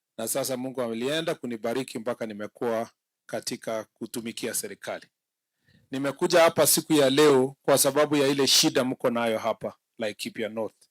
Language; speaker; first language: Swahili; non-native, local second language; Kalenjin